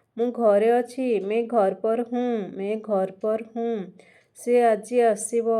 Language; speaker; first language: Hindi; non-native, local second language; Odia